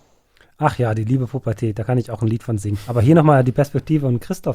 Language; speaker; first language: German; native; German